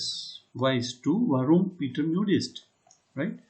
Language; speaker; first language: German; non-native, fluent; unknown